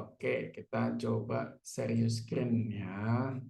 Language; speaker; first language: Indonesian; native; Indonesian